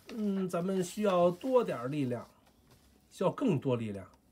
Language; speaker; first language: Chinese; native; Chinese